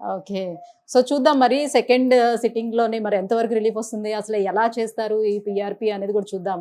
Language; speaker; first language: Telugu; native; Telugu